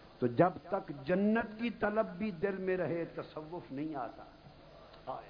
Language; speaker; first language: Urdu; non-native, local second language; Punjabi